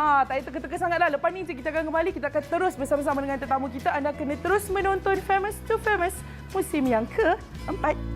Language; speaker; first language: Malay; native; Malay